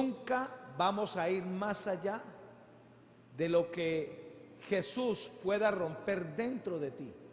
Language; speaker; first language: Spanish; native; Spanish